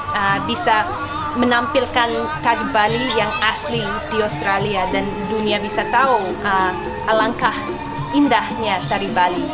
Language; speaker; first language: Indonesian; non-native, fluent; English